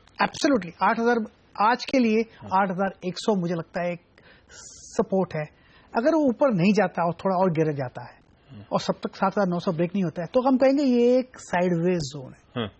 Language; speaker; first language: Hindi; non-native, local second language; Gujarati